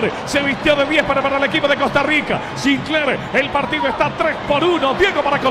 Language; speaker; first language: Spanish; native; Spanish